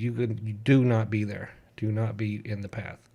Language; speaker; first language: English; native; English